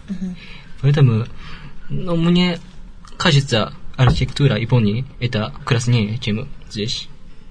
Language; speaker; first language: Russian; non-native, learner; Japanese